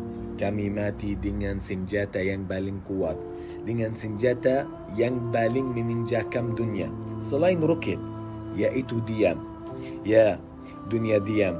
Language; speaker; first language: Indonesian; non-native, fluent; Arabic